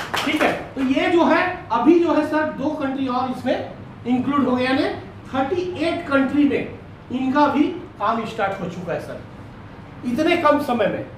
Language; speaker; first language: Hindi; native; Hindi